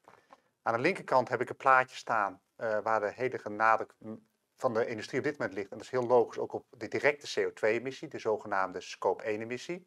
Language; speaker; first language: Dutch; native; Dutch